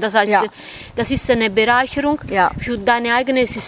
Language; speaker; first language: German; non-native, fluent; Italian